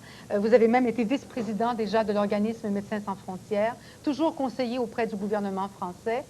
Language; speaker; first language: French; native; French